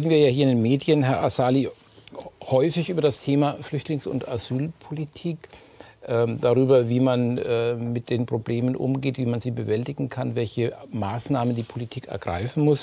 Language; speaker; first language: German; native; German